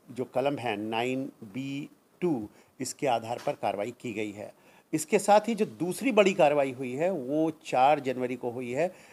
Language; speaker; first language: Hindi; non-native, local second language; Marathi